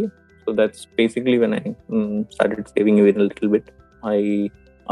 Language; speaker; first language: English; non-native, local second language; Odia